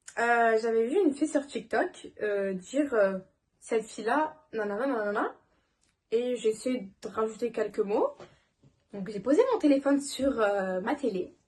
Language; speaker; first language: French; native; French